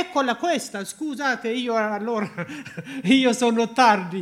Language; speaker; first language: Italian; non-native, learner; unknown